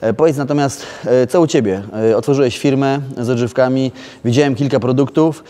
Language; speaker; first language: Polish; native; Polish